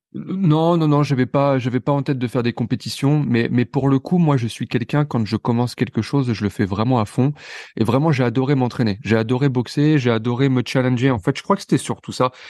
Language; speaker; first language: French; native; French